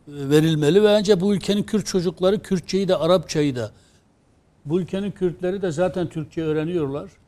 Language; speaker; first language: Turkish; non-native, local second language; Kurdish